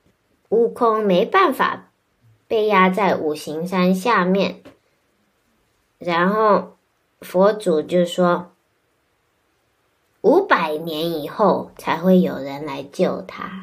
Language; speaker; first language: Chinese; native; Chinese